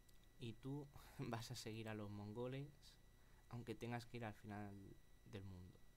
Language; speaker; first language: Spanish; native; Spanish